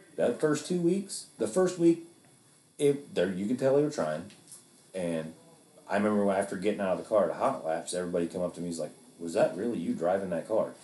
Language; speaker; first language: English; native; English